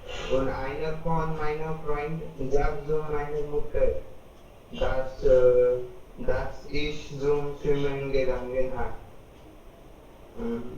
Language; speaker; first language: German; non-native, learner; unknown